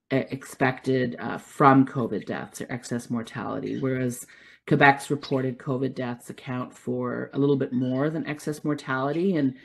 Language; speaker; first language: English; native; English